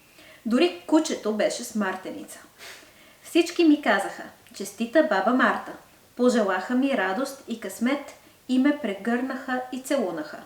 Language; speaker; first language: Bulgarian; non-native, fluent; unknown